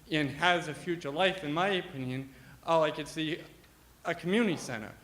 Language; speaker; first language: English; native; English